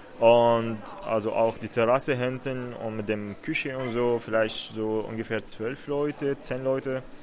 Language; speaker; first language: German; non-native, learner; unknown